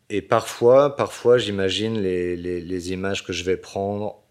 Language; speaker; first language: French; native; French